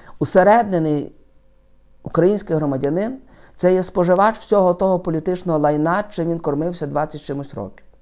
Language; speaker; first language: Ukrainian; native; Ukrainian